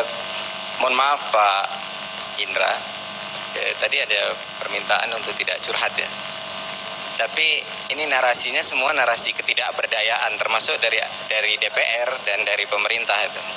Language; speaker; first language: Indonesian; native; Indonesian